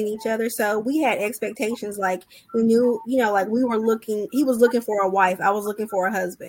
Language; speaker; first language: English; native; English